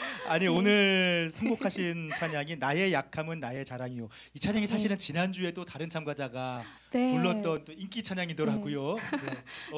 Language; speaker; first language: Korean; native; Korean